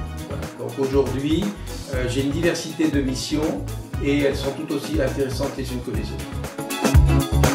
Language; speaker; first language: French; native; French